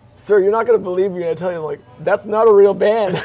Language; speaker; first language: English; native; English